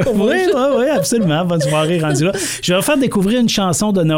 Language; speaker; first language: French; native; French